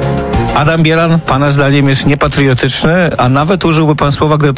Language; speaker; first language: Polish; native; Polish